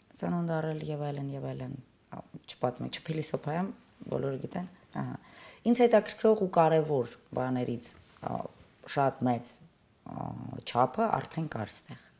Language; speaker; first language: Armenian; native; Armenian